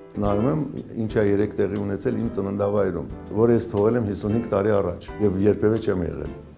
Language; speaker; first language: Armenian; early bilingual, heritage; Armenian